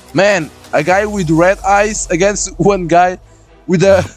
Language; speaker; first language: English; non-native, learner; Portuguese